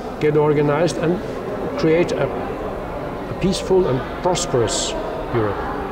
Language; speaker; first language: English; non-native, fluent; German